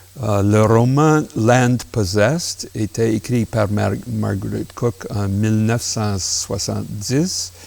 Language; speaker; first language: French; non-native, local second language; English